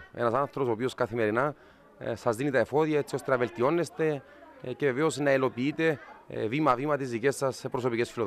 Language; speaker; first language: Greek; native; Greek